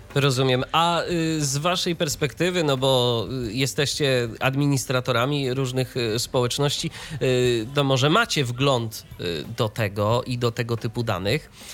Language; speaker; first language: Polish; native; Polish